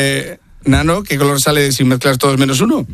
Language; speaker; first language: Spanish; native; Spanish